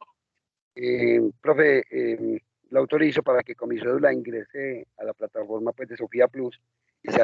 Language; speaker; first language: Spanish; native; Spanish